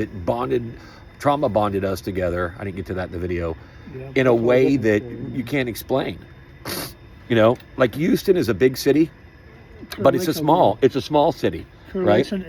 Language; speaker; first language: English; native; English